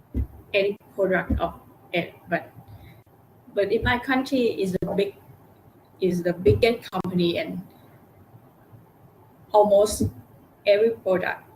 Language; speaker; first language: English; non-native, learner; Thai